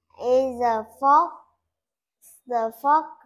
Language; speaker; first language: English; non-native, learner; Vietnamese